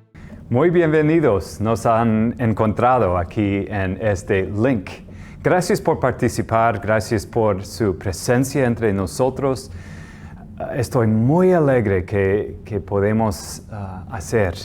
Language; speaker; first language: Spanish; non-native, fluent; English